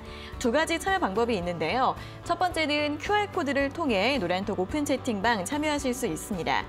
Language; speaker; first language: Korean; native; Korean